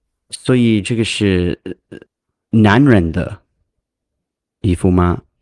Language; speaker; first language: Chinese; non-native, learner; English